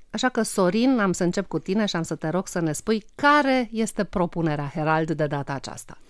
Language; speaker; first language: Romanian; native; Romanian